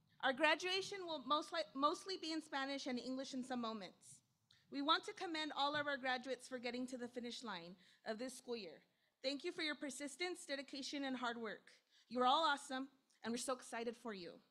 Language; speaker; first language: English; native; English